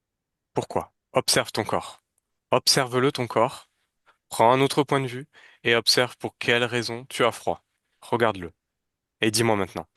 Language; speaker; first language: French; native; French